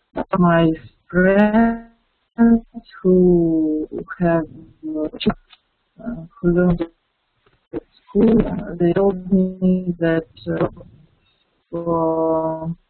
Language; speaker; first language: English; non-native, fluent; Russian